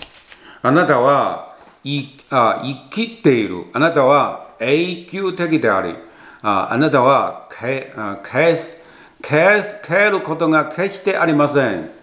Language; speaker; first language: Japanese; non-native, learner; Chinese